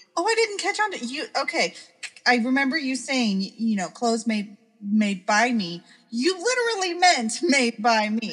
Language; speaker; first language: English; native; English